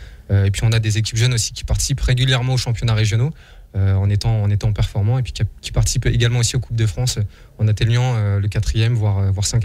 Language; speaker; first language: French; native; French